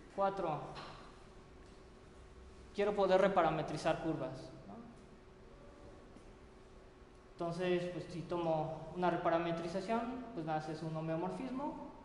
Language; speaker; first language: Spanish; native; Spanish